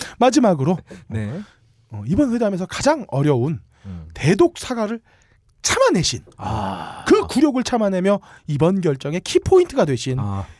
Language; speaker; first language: Korean; native; Korean